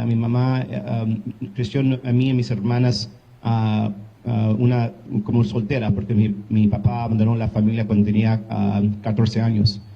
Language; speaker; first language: Spanish; early bilingual, heritage; English